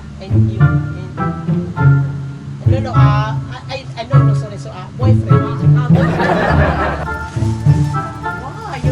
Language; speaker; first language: English; non-native, learner; Korean